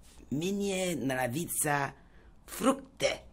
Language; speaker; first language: Russian; non-native, learner; English